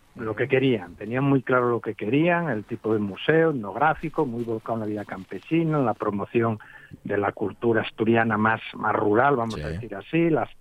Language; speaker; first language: Spanish; native; Spanish